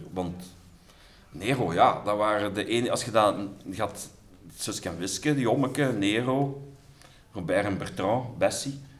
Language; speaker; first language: Dutch; native; Dutch